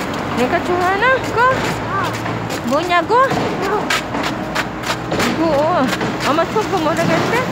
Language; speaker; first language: Korean; non-native, learner; Filipino